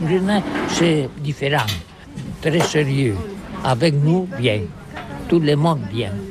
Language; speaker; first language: French; non-native, learner; Catalan